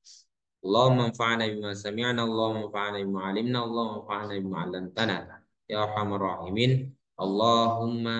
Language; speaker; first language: Arabic; non-native, fluent; Indonesian